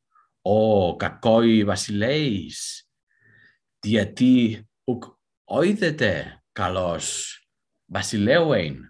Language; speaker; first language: Greek; non-native, fluent; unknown